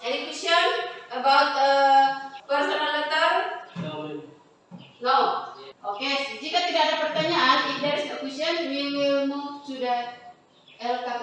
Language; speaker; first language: English; non-native, learner; Indonesian